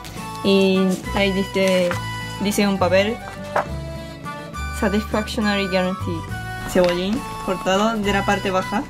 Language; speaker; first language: Spanish; non-native, fluent; Japanese